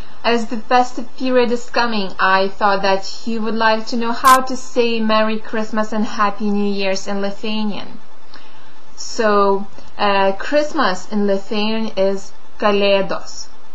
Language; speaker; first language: English; non-native, fluent; Lithuanian